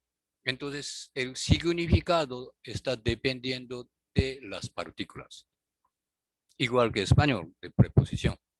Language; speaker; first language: Spanish; non-native, learner; Japanese